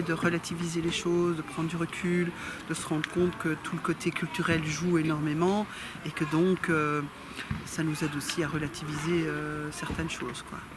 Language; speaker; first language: French; native; French